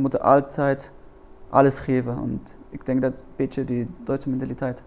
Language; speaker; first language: Dutch; non-native, learner; German